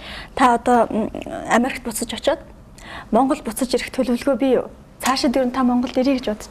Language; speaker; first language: Mongolian; native; Mongolian